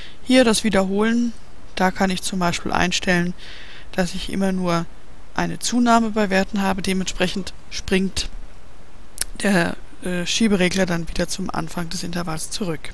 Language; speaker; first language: German; native; German